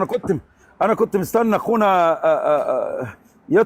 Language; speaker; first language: Arabic; native; Arabic